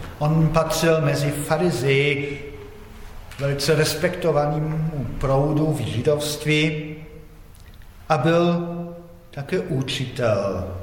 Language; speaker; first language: Czech; non-native, fluent; Polish